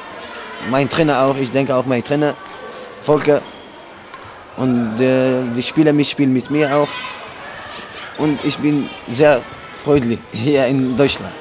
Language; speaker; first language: German; non-native, learner; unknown